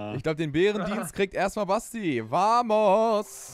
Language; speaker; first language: German; native; German